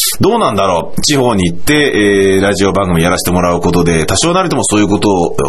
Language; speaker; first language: Japanese; native; Japanese